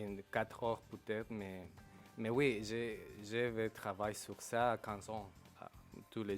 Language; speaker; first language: French; non-native, local second language; Spanish